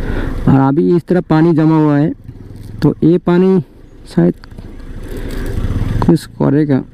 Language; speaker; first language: Hindi; non-native, local second language; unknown